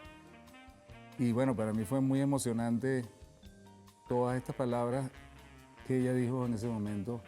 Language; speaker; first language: Spanish; native; Spanish